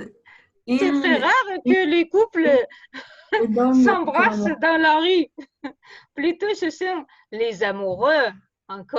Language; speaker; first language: French; non-native, fluent; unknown